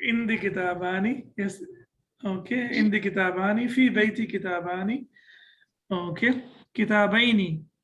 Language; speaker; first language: Arabic; non-native, fluent; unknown